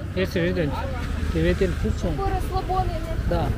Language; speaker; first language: English; non-native, learner; Hindi